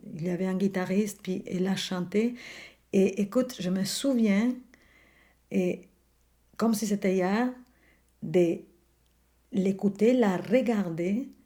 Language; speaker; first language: French; non-native, fluent; Spanish